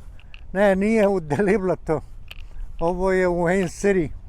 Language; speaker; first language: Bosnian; non-native, local second language; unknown